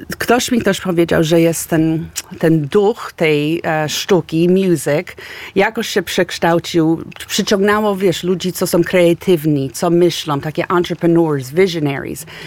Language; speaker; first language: Polish; early bilingual, heritage; Polish